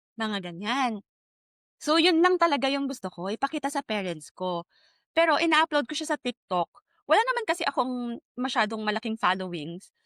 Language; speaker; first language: Filipino; native; Filipino